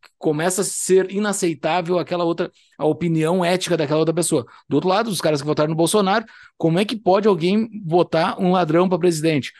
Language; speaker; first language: Portuguese; native; Portuguese